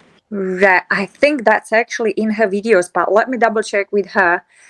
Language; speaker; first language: English; non-native, fluent; Slovak